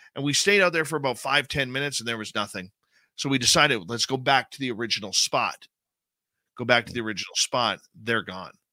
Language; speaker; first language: English; native; English